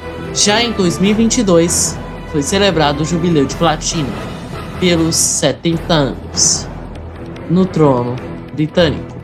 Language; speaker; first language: Portuguese; native; Portuguese